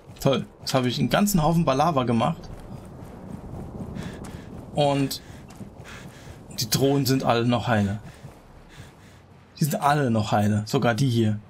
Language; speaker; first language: German; native; German